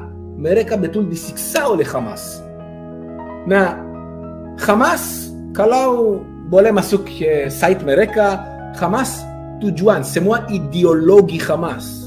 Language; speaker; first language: Indonesian; non-native, fluent; Hebrew